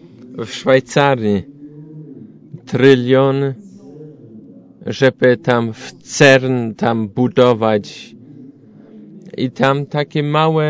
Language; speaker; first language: Polish; non-native, learner; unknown